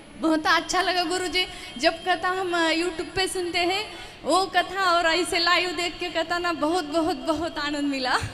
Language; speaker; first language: Hindi; non-native, local second language; Marathi